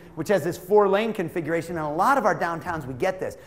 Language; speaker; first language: English; native; English